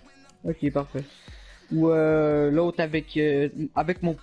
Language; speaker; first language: French; native; French